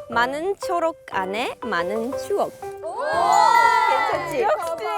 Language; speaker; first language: Korean; non-native, fluent; Japanese